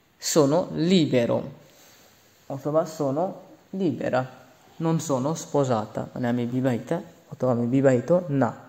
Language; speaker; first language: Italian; non-native, fluent; Bangla